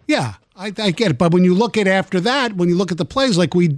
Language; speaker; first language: English; native; English